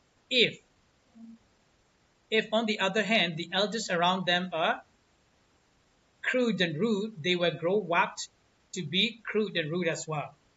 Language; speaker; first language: English; non-native, fluent; Burmese